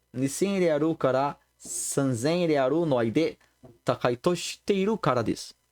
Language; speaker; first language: Japanese; non-native, learner; Portuguese